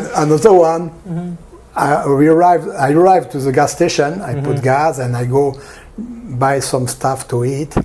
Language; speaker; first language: English; non-native, learner; French